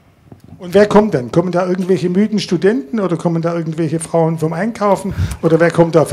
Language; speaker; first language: German; native; German